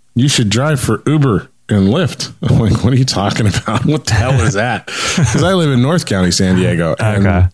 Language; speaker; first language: English; native; English